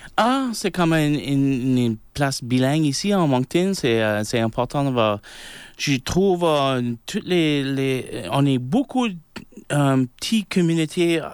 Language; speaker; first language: French; non-native, local second language; English